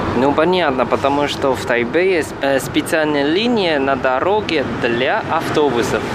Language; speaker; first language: Russian; non-native, fluent; Chinese